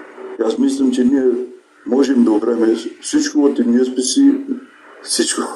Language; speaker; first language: Bulgarian; non-native, local second language; Macedonian